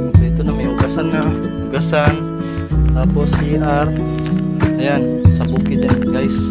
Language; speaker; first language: Filipino; non-native, local second language; Surigaonon